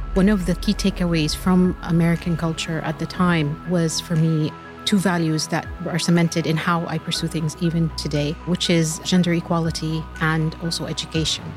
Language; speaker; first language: English; early bilingual, other home language; Arabic